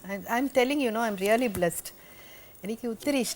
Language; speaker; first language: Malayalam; non-native, fluent; Telugu